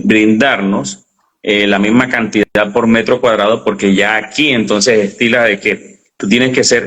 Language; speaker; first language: Spanish; native; Spanish